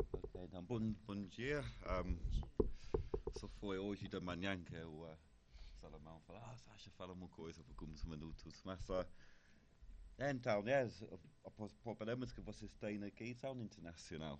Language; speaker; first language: Portuguese; non-native, fluent; English